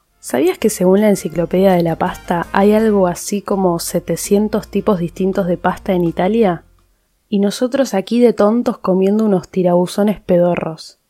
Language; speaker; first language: Spanish; native; Spanish